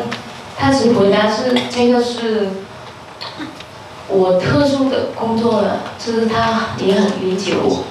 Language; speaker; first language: Chinese; non-native, fluent; Vietnamese